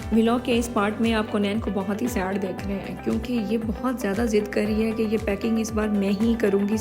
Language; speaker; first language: Urdu; native; Urdu